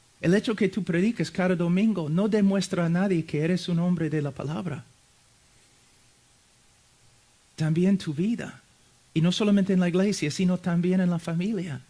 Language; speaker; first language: Spanish; non-native, fluent; English